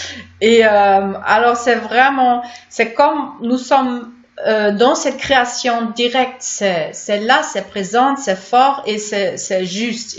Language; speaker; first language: French; non-native, fluent; German